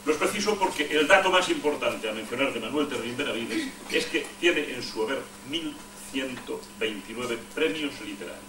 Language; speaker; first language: Spanish; non-native, local second language; Galician